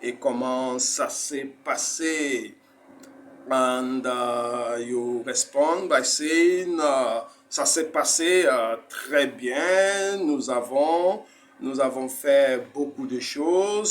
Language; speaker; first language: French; non-native, fluent; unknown